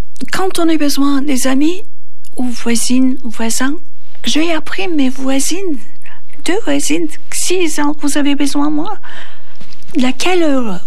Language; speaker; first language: French; non-native, learner; Turkish